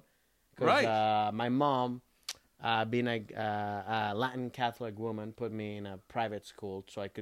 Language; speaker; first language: English; early bilingual, other home language; Spanish